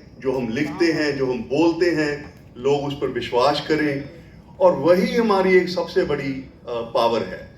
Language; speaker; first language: Hindi; non-native, local second language; Punjabi